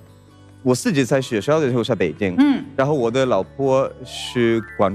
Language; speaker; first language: Chinese; non-native, fluent; Swedish